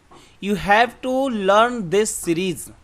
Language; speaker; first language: English; non-native, local second language; Hindi